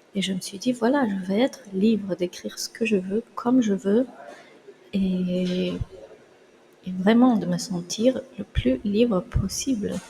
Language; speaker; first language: French; non-native, fluent; Spanish